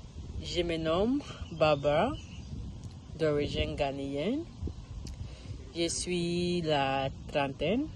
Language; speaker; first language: French; non-native, learner; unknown